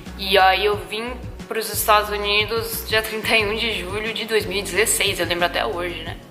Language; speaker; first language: Portuguese; non-native, local second language; Japanese